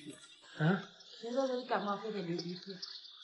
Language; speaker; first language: Chinese; native; Chinese